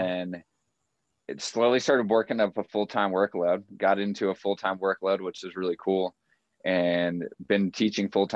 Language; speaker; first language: English; native; English